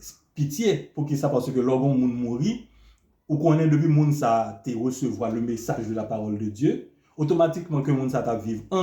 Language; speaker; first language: French; non-native, local second language; Haitian Creole